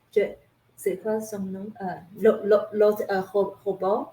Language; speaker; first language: French; non-native, learner; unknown